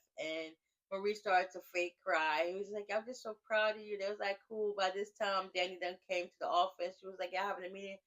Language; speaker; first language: English; native; English